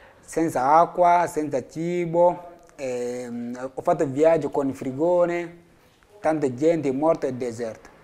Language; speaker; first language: Italian; non-native, learner; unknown